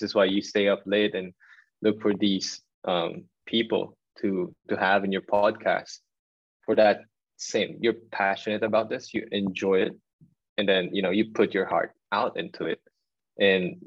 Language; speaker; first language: English; non-native, local second language; Filipino